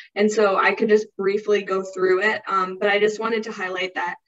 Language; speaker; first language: English; native; English